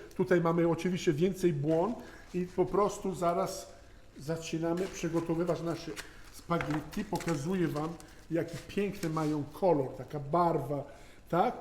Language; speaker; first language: Polish; non-native, learner; Italian